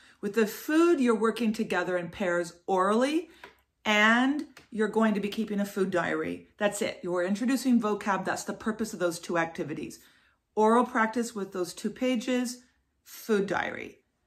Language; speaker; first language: English; native; English